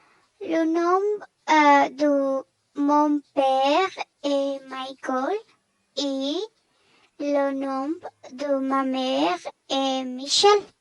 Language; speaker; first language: French; non-native, learner; Spanish